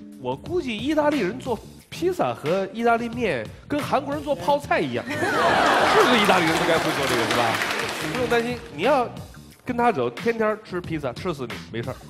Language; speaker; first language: Chinese; native; Chinese